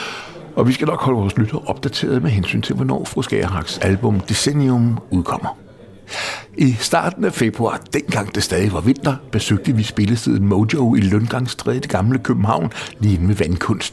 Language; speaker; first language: Danish; native; Danish